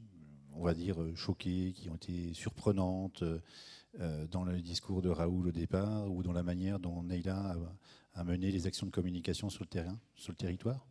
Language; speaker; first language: French; native; French